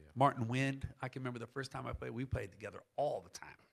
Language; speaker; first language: English; native; English